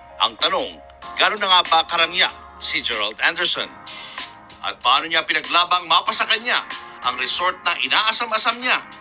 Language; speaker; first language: Filipino; native; Filipino